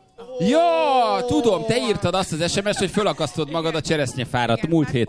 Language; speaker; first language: Hungarian; native; Hungarian